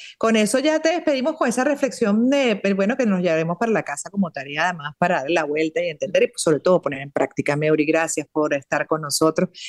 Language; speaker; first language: Spanish; native; Spanish